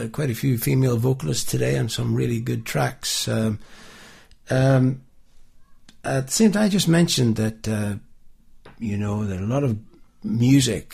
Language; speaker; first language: English; native; English